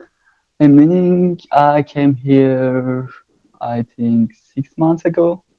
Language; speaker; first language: English; non-native, learner; Turkish